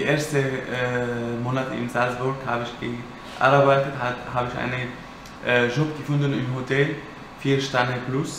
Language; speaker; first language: German; non-native, learner; Arabic